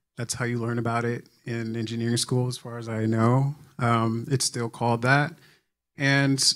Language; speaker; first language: English; native; English